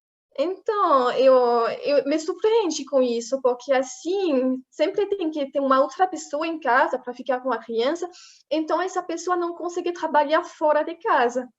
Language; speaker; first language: Portuguese; non-native, fluent; French